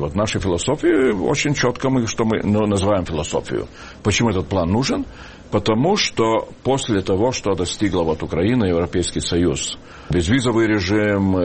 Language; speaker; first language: Russian; non-native, local second language; Lithuanian